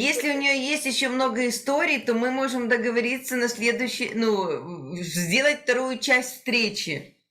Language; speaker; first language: Russian; native; Russian